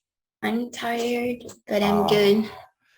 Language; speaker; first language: English; non-native, learner; Portuguese